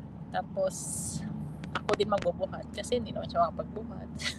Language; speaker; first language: Filipino; native; Filipino